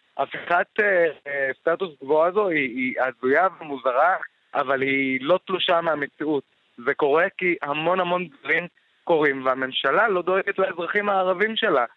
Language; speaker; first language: Hebrew; non-native, local second language; Arabic